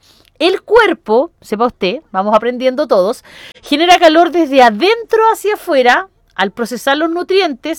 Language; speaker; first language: Spanish; native; Spanish